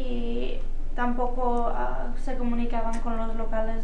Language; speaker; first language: Spanish; early bilingual, heritage; Spanish